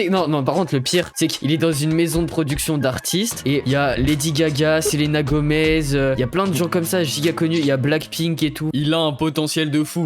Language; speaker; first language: French; native; French